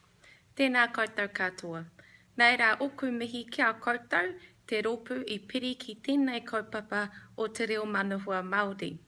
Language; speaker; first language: Māori; non-native, local second language; English